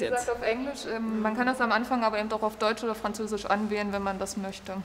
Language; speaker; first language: German; native; German